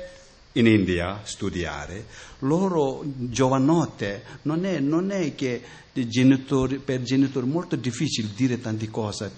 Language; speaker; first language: Italian; non-native, learner; Tibetan